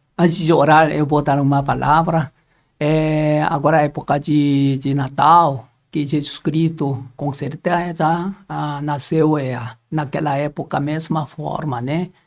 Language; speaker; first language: Portuguese; non-native, learner; Korean